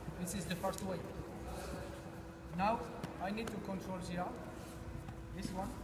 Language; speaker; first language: English; non-native, learner; French